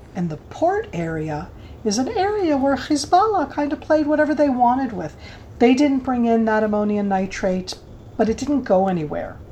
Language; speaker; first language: English; native; English